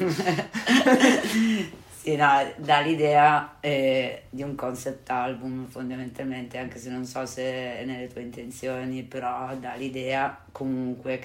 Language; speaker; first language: Italian; native; Italian